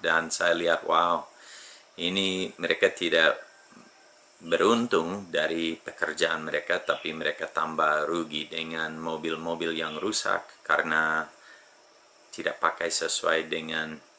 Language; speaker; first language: Indonesian; non-native, fluent; English